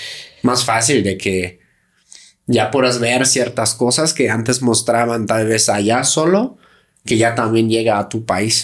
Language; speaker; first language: Spanish; native; Spanish